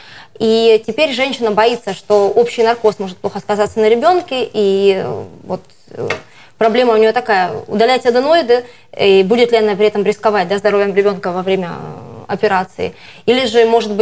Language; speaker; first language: Russian; native; Russian